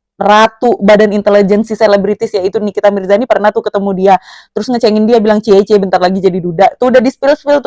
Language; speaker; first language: Indonesian; native; Indonesian